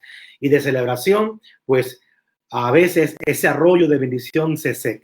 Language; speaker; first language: Spanish; native; Spanish